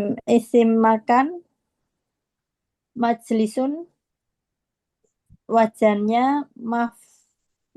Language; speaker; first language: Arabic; non-native, learner; Indonesian